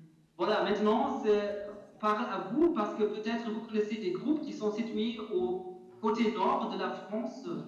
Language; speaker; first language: French; non-native, fluent; German